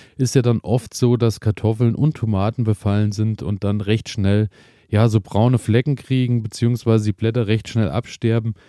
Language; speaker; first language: German; native; German